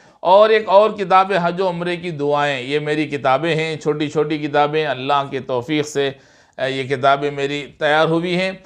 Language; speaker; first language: Urdu; native; Urdu